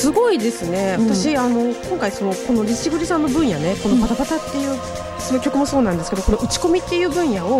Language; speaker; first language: Japanese; native; Japanese